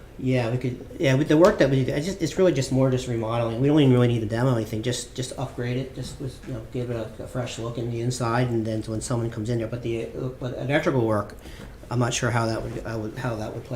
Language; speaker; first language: English; native; English